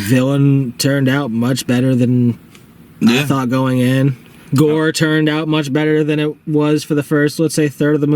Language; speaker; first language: English; native; English